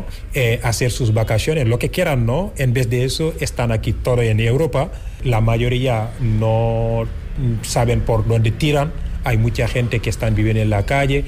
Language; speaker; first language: Spanish; non-native, fluent; Wolof